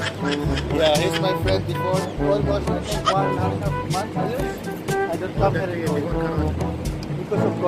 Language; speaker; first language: English; non-native, learner; Filipino